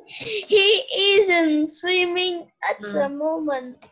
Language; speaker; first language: English; non-native, learner; Vietnamese